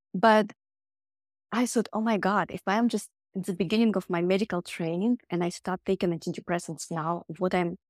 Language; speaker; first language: English; non-native, fluent; Russian